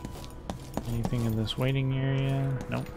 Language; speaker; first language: English; native; English